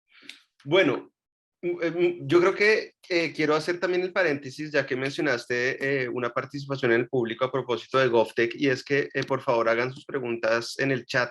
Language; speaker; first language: Spanish; native; Spanish